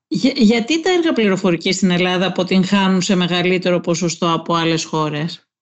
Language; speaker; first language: Greek; native; Greek